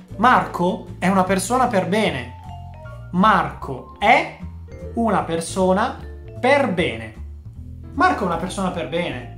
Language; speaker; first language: Italian; non-native, fluent; Japanese